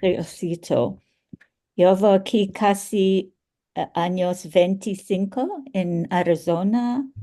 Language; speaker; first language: Spanish; non-native, learner; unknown